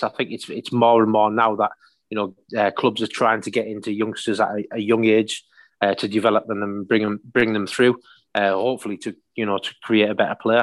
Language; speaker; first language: English; native; English